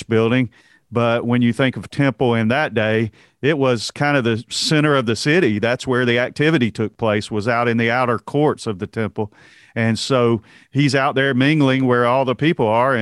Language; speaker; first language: English; native; English